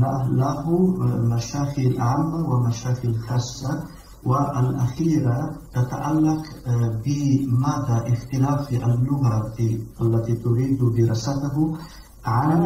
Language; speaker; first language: Arabic; non-native, learner; Italian